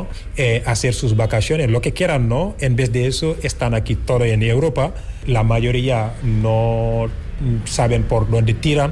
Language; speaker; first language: Spanish; non-native, fluent; Wolof